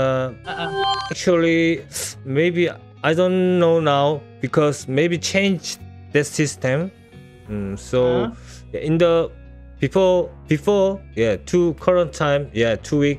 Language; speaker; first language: English; non-native, learner; Korean